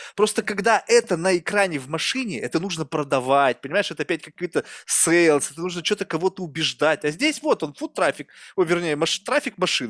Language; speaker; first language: Russian; native; Russian